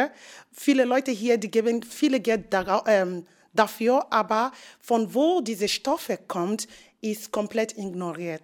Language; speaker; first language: German; non-native, learner; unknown